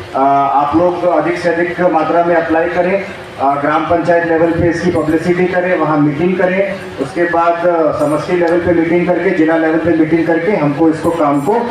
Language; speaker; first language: Hindi; non-native, local second language; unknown